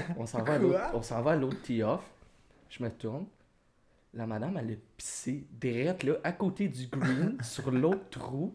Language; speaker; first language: French; native; French